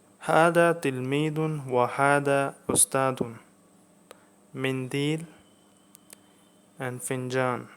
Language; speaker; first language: Arabic; non-native, fluent; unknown